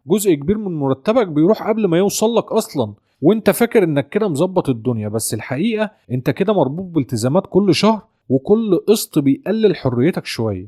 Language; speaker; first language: Arabic; native; Arabic